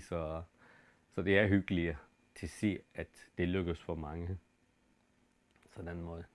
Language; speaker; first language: Danish; non-native, fluent; Turkish